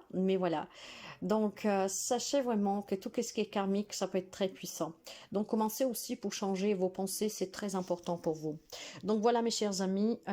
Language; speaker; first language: French; non-native, fluent; Italian